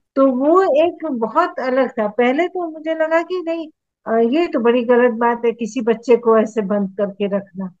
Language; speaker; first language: Hindi; native; Hindi